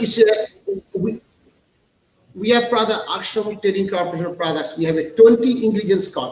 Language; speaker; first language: English; non-native, local second language; Filipino